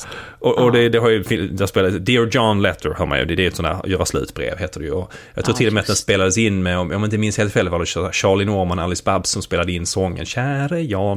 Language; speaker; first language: Swedish; native; Swedish